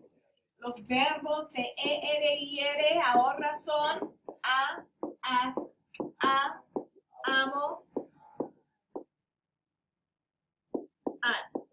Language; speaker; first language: Spanish; non-native, fluent; English